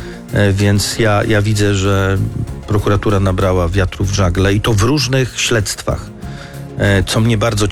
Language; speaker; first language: Polish; native; Polish